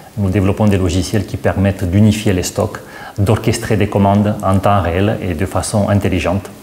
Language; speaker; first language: French; non-native, fluent; Romanian